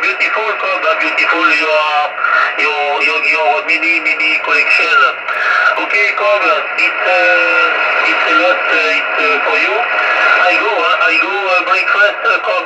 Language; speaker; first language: English; non-native, learner; French